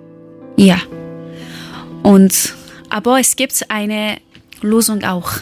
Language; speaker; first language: German; non-native, learner; Persian